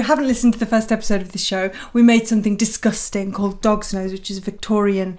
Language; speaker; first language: English; native; English